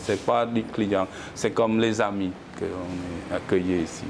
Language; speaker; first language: French; non-native, learner; Khmer